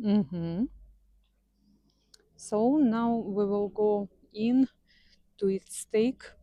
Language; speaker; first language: English; non-native, learner; Russian